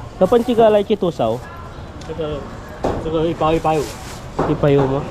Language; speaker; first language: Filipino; non-native, local second language; Iloko